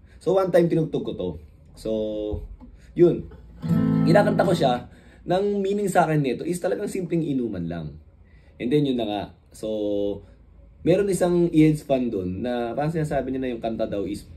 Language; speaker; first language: Filipino; native; Filipino